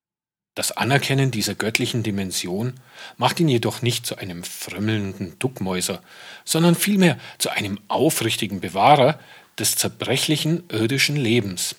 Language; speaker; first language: German; native; German